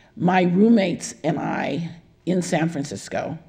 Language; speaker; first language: English; native; English